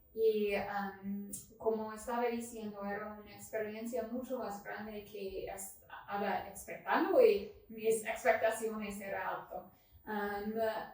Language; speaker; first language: Spanish; non-native, fluent; English